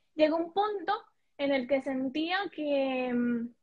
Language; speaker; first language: Spanish; native; Spanish